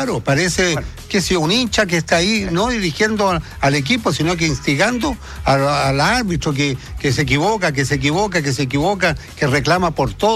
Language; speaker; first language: Spanish; native; Spanish